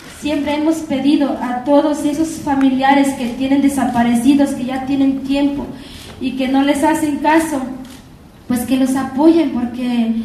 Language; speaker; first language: Spanish; non-native, local second language; Nahuatl languages